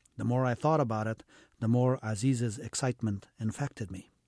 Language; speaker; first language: English; early bilingual, heritage; English